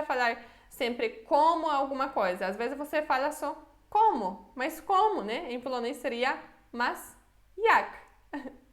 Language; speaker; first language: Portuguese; non-native, fluent; Polish